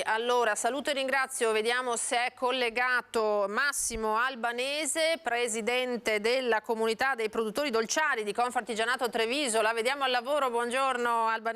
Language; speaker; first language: Italian; native; Italian